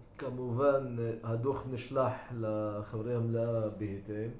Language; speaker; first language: Hebrew; non-native, local second language; Arabic